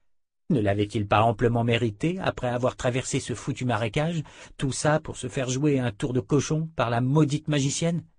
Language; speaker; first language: French; native; French